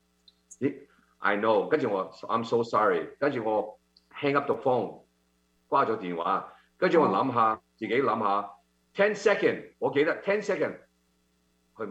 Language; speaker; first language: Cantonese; early bilingual, heritage; Cantonese